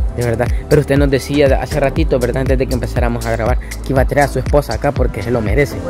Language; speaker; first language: Spanish; native; Spanish